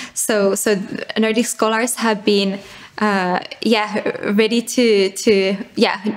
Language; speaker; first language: English; non-native, fluent; Finnish